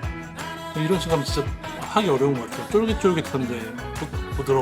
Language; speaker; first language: Korean; native; Korean